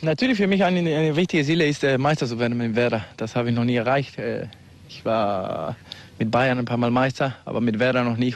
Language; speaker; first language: German; non-native, fluent; Spanish